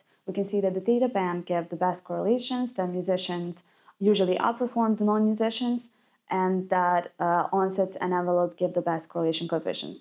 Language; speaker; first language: English; non-native, fluent; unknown